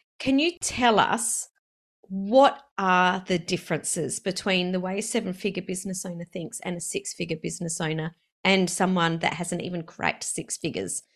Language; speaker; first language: English; native; English